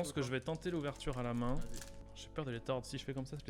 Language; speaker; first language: French; native; French